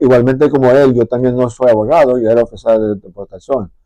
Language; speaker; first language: Spanish; early bilingual, heritage; Spanish